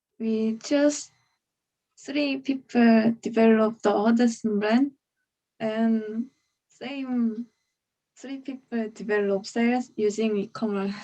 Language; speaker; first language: English; non-native, learner; Korean